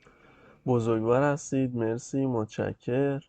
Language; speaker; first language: Persian; native; Persian